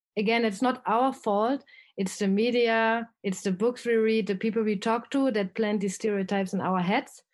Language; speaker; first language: English; non-native, fluent; German